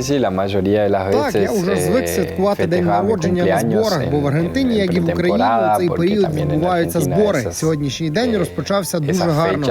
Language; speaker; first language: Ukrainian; non-native, learner; Spanish